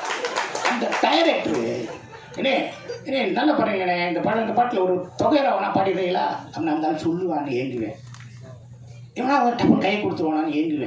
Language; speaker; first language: Tamil; native; Tamil